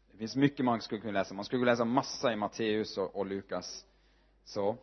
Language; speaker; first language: Swedish; non-native, fluent; Norwegian